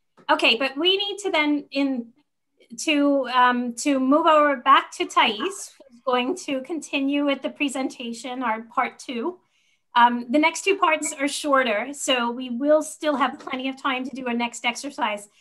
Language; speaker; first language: English; native; English